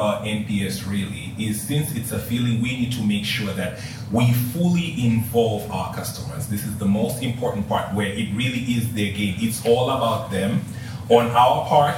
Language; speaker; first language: English; non-native, local second language; Swahili